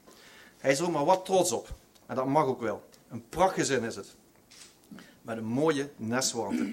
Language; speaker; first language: Dutch; native; Dutch